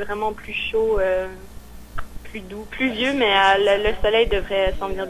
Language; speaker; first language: French; native; French